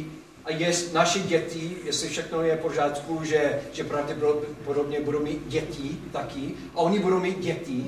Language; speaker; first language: Czech; non-native, fluent; English